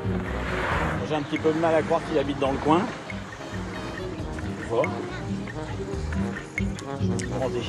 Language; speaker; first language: French; native; French